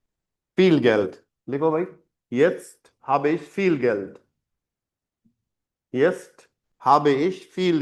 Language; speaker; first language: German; non-native, fluent; Hindi